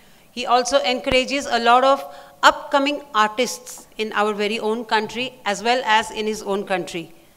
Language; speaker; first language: English; non-native, local second language; Marathi